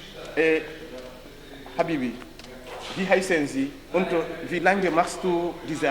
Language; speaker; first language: German; non-native, learner; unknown